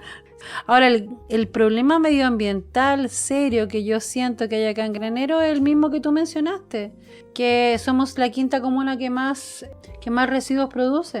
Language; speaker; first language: Spanish; native; Spanish